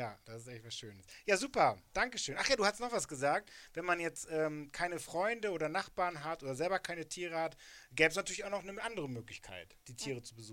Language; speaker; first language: German; native; German